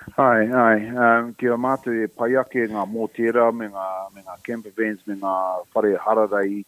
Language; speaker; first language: Māori; non-native, local second language; English